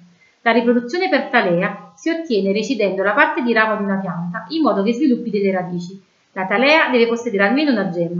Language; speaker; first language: Italian; native; Italian